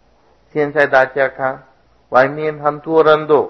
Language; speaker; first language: Chinese; non-native, fluent; Sinhala